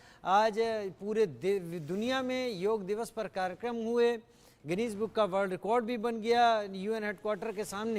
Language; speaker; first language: Hindi; native; Hindi